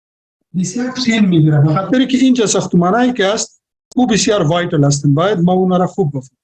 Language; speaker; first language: Persian; non-native, local second language; Pashto